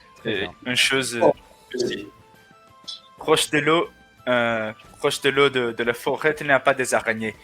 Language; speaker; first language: French; non-native, learner; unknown